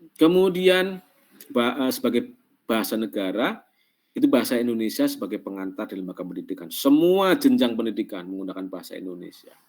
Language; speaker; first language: Indonesian; non-native, local second language; Javanese